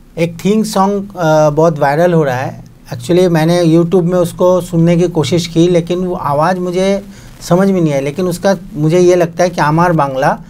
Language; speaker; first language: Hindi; non-native, local second language; Bangla